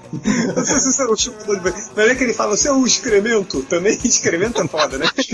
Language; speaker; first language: Portuguese; native; Portuguese